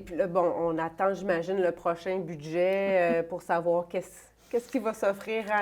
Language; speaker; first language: French; native; French